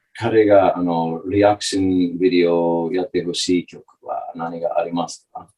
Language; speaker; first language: Japanese; non-native, learner; English